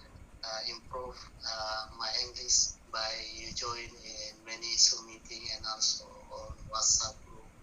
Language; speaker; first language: English; non-native, learner; Buginese